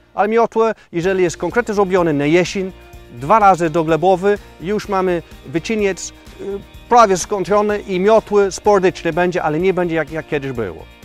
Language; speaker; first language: Polish; non-native, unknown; English